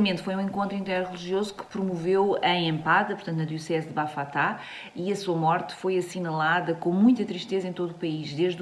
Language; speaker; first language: Portuguese; native; Portuguese